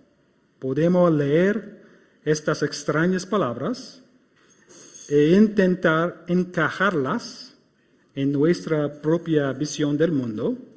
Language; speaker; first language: Spanish; non-native, fluent; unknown